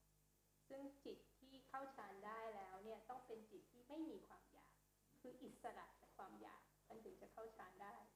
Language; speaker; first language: Thai; native; Thai